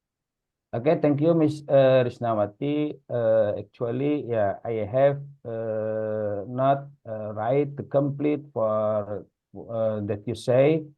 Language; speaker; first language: English; non-native, learner; Indonesian